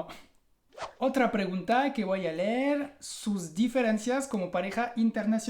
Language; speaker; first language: Spanish; non-native, fluent; French